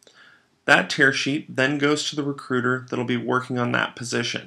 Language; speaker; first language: English; native; English